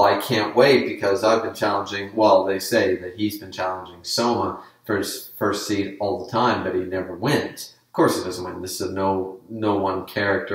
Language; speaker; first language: English; native; English